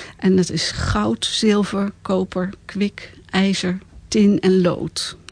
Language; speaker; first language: Dutch; native; Dutch